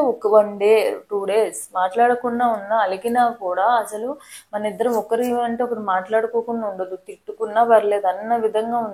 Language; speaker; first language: Telugu; native; Telugu